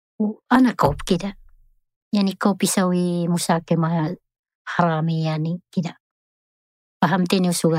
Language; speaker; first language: Arabic; non-native, learner; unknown